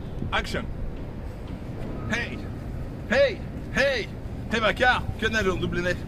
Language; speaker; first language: French; native; French